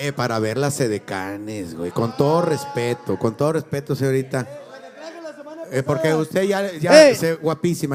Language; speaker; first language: Spanish; native; Spanish